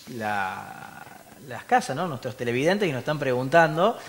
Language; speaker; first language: Spanish; native; Spanish